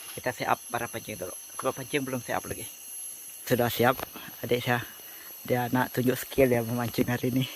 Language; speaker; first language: Malay; non-native, local second language; Iban